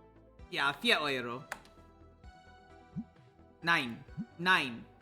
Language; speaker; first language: German; non-native, learner; English